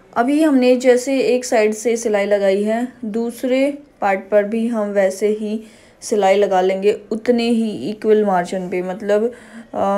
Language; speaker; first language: Hindi; native; Hindi